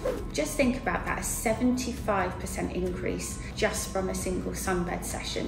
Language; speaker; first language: English; native; English